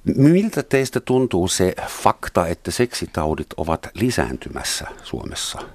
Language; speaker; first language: Finnish; non-native, fluent; Russian